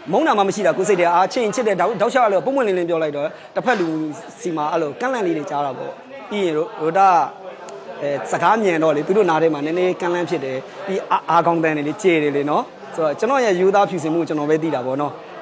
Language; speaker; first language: Burmese; non-native, local second language; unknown